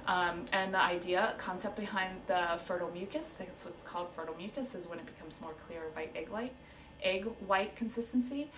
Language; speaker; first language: English; native; English